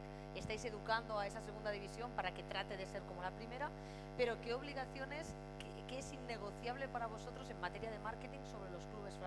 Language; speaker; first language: Spanish; native; Spanish